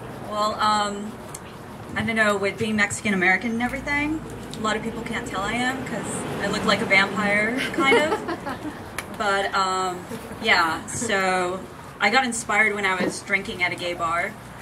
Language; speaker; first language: English; native; English